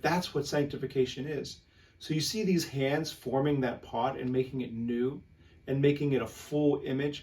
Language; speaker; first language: English; native; English